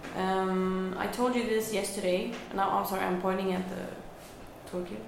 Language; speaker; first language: English; non-native, fluent; Swedish